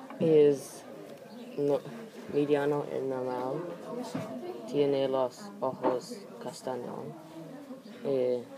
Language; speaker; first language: Spanish; non-native, learner; English